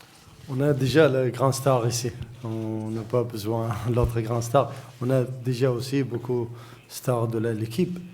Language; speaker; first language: French; non-native, learner; Arabic